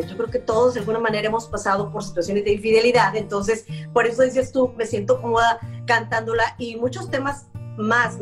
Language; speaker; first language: Spanish; native; Spanish